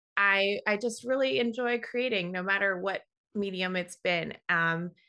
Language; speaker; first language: English; native; English